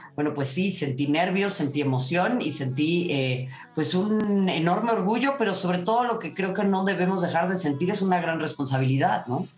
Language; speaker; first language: Spanish; native; Spanish